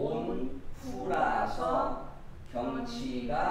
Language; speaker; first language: Korean; non-native, fluent; Vietnamese